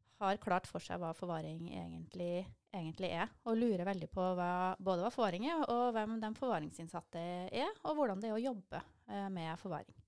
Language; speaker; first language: Norwegian; native; Norwegian